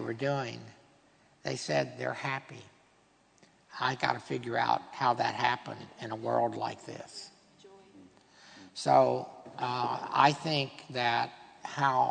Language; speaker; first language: English; native; English